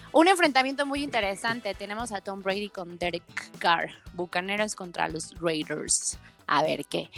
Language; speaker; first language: Spanish; native; Spanish